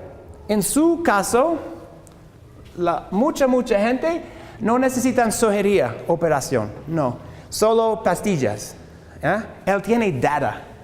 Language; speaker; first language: Spanish; non-native, learner; English